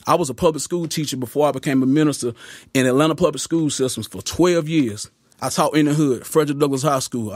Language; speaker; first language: English; native; English